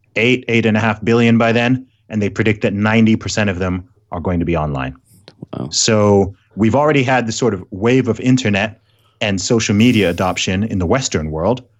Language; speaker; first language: English; early bilingual, other home language; Arabic